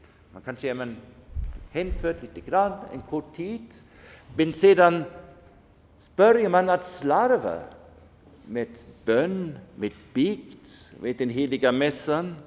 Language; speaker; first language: Swedish; non-native, fluent; German